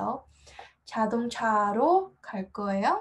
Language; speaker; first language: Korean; non-native, fluent; English